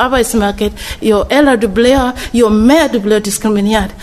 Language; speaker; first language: Danish; non-native, fluent; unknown